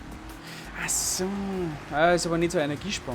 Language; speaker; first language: German; native; German